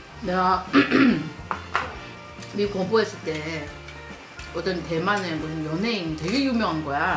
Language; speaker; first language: Korean; non-native, fluent; Chinese